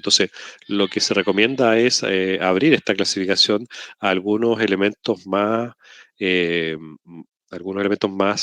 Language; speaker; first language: Spanish; native; Spanish